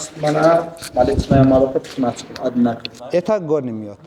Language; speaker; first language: Russian; non-native, local second language; Azerbaijani